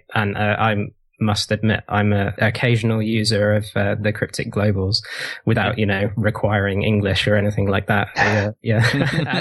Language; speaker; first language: English; native; English